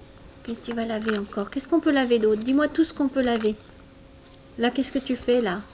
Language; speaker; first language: French; native; French